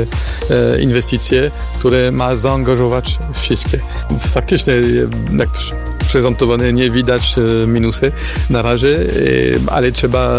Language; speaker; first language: Polish; non-native, fluent; French